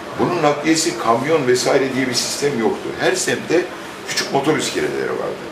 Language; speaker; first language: Turkish; native; Turkish